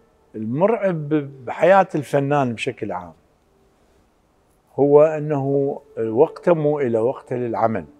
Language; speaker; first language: Arabic; native; Arabic